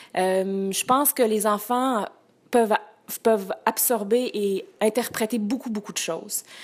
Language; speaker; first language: French; native; French